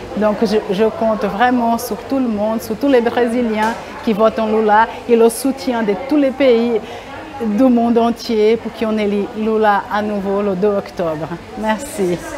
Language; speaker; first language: French; non-native, fluent; Portuguese